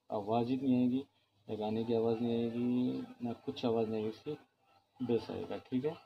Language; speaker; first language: Hindi; non-native, local second language; Urdu